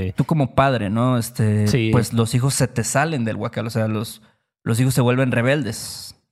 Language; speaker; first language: Spanish; native; Spanish